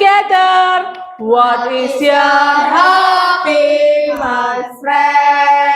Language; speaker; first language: English; non-native, learner; Indonesian